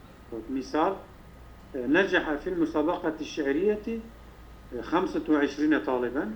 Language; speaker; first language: Arabic; non-native, learner; Turkish